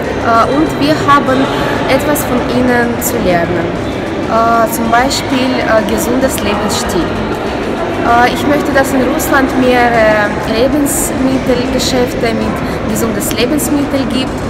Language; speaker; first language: German; non-native, learner; Russian